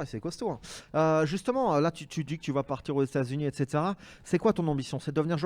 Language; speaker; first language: French; native; French